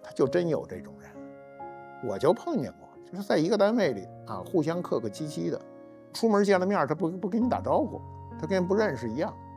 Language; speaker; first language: Chinese; native; Chinese